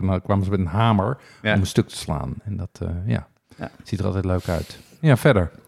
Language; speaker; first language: Dutch; native; Dutch